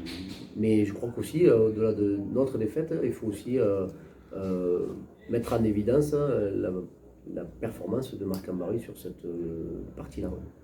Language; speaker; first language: French; native; French